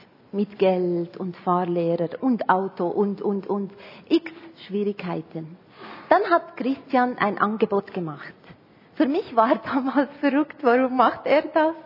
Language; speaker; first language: German; non-native, fluent; Arabic